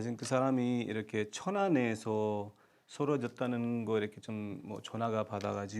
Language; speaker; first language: Korean; non-native, fluent; Urdu